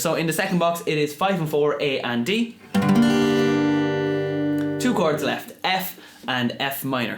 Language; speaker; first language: English; native; English